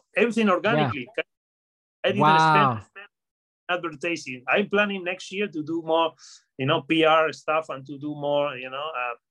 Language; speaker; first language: English; non-native, fluent; Spanish